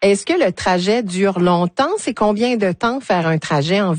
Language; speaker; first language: French; native; French